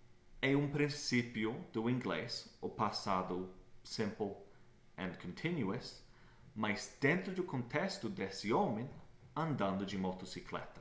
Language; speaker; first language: Portuguese; non-native, fluent; English